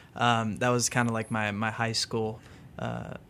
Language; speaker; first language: English; early bilingual, other home language; French